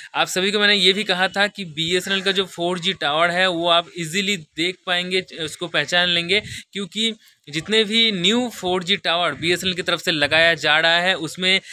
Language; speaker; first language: Hindi; non-native, local second language; Bangla